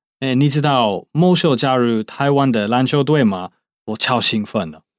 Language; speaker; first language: Chinese; non-native, fluent; English